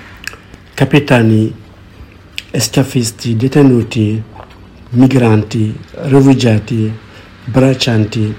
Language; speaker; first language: Italian; non-native, fluent; Wolof